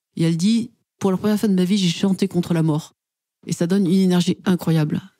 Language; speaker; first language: French; native; French